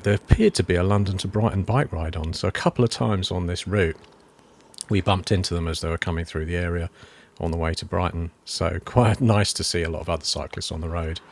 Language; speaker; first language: English; native; English